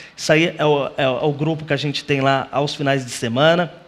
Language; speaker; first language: Portuguese; native; Portuguese